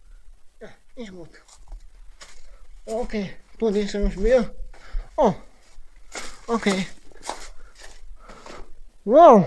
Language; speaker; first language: English; non-native, learner; Croatian